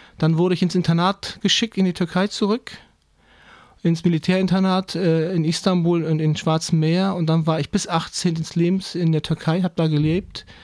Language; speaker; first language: German; early bilingual, other home language; Turkish